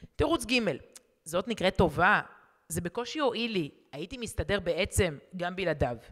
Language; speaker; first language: Hebrew; native; Hebrew